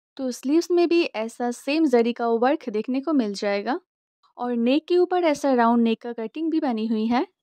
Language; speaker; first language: Hindi; non-native, local second language; Bangla